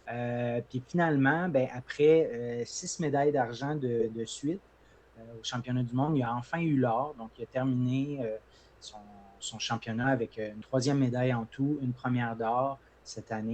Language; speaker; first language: French; native; French